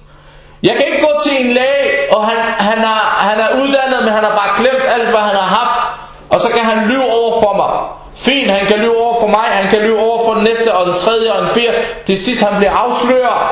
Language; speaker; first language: Danish; non-native, local second language; Arabic